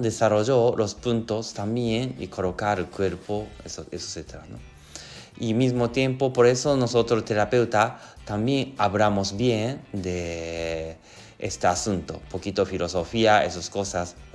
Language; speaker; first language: Spanish; non-native, learner; Japanese